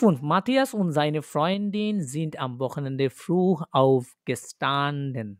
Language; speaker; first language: German; non-native, fluent; Bangla